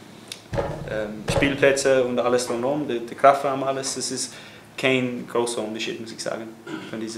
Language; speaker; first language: German; non-native, fluent; English